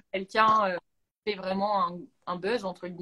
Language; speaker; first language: French; native; French